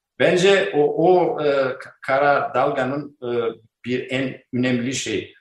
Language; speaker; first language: Turkish; non-native, learner; Albanian